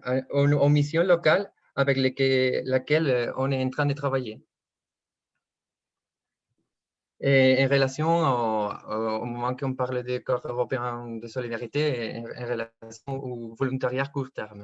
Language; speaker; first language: French; non-native, fluent; Spanish